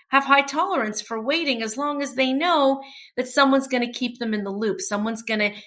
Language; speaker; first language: English; non-native, fluent; Portuguese